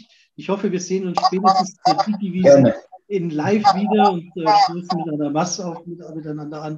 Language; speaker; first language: German; native; German